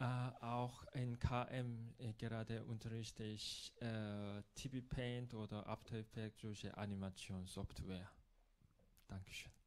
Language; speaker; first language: German; non-native, fluent; Korean